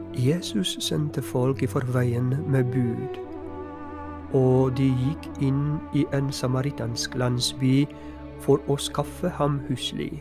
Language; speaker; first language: Norwegian; non-native, fluent; Polish